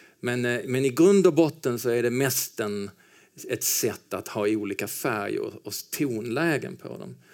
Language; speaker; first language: Swedish; native; Swedish